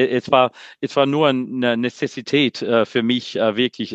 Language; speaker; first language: German; non-native, learner; English